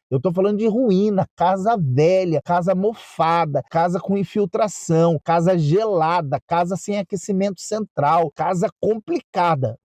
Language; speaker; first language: Portuguese; native; Portuguese